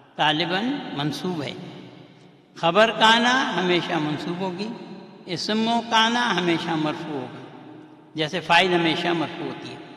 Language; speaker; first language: Urdu; native; Urdu